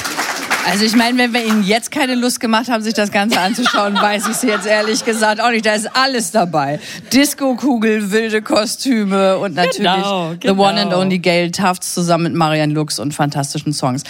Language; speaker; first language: German; native; German